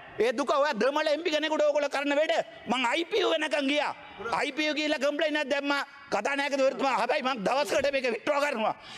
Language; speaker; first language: Sinhala; non-native, local second language; Tamil